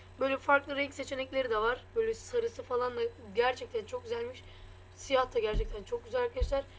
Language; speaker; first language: Turkish; native; Turkish